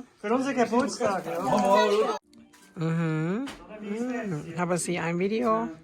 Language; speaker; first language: German; non-native, learner; Thai